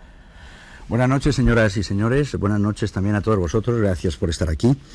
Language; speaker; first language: Spanish; native; Spanish